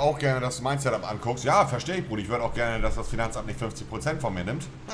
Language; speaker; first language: German; native; German